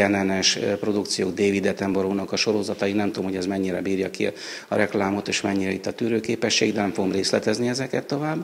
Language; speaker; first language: Hungarian; native; Hungarian